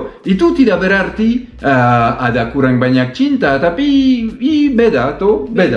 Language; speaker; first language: Indonesian; non-native, learner; French